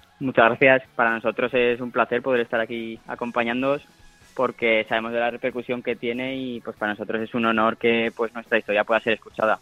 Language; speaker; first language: Spanish; native; Spanish